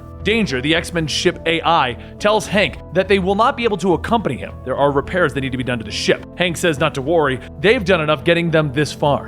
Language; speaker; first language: English; native; English